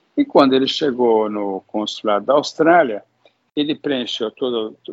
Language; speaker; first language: Portuguese; early bilingual, other home language; Hungarian